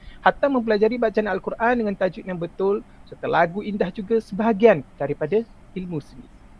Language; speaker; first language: Malay; native; Malay